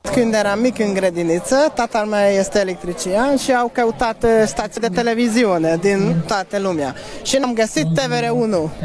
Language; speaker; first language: Romanian; non-native, learner; Hungarian